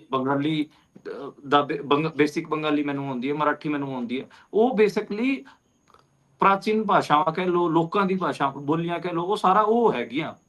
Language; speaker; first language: Punjabi; non-native, local second language; Hindi